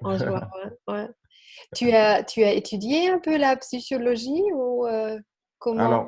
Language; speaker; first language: French; non-native, learner; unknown